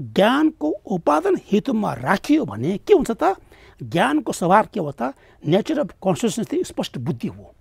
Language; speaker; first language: Nepali; non-native, local second language; Tibetan